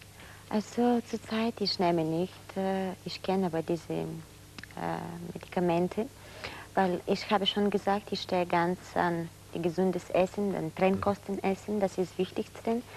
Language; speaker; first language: German; non-native, fluent; Bulgarian